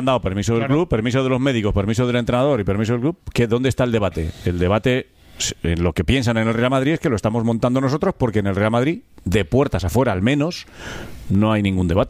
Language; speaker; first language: Spanish; native; Spanish